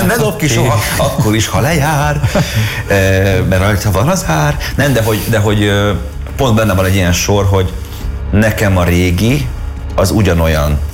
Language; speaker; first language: Hungarian; native; Hungarian